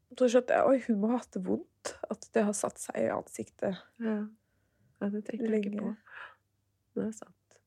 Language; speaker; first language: Norwegian; early bilingual, other home language; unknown